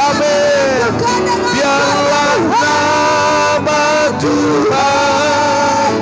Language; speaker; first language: Indonesian; native; Indonesian